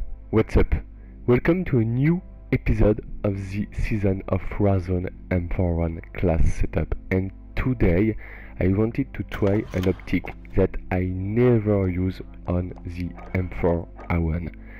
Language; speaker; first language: English; non-native, fluent; French